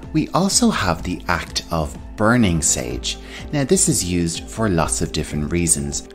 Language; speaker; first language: English; native; English